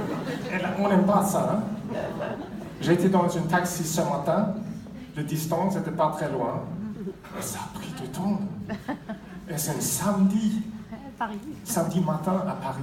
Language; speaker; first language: French; non-native, fluent; Swedish